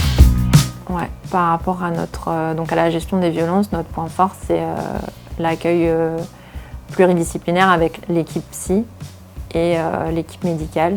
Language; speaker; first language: French; native; French